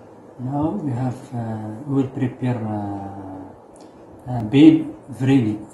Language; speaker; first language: English; non-native, learner; Arabic